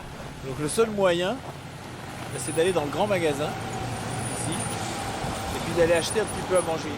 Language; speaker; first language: French; native; French